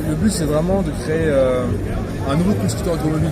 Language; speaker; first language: French; native; French